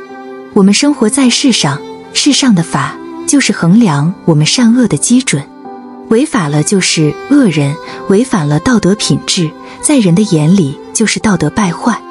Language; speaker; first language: Chinese; native; Chinese